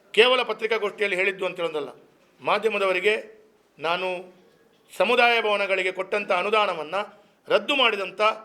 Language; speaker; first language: Kannada; non-native, local second language; Konkani